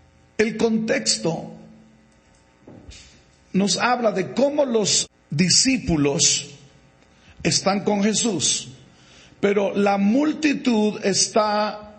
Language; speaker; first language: Spanish; native; Spanish